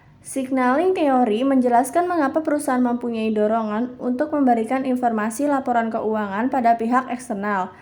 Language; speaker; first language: Indonesian; native; Indonesian